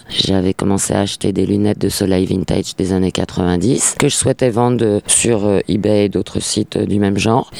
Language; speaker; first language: French; native; French